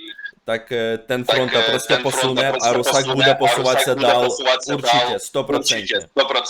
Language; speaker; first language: Czech; non-native, learner; Russian